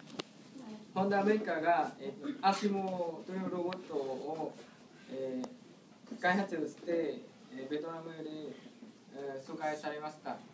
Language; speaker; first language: Japanese; non-native, learner; Vietnamese